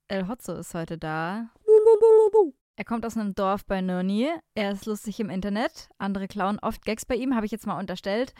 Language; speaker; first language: German; native; German